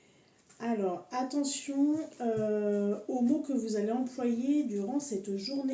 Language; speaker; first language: French; native; French